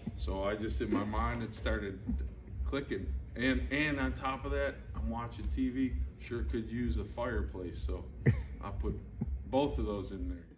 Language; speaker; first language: English; native; English